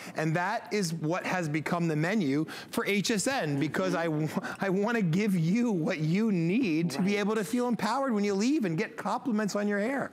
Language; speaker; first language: English; native; English